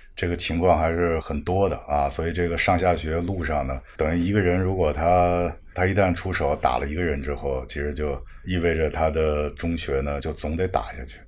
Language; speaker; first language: Chinese; native; Chinese